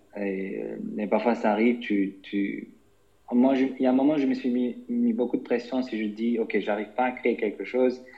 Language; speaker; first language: French; non-native, fluent; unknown